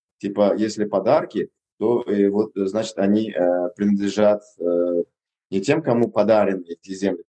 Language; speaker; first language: Russian; non-native, local second language; Uzbek